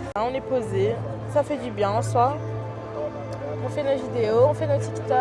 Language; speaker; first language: French; native; French